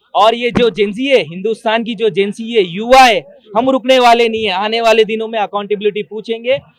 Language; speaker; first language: Hindi; non-native, local second language; Telugu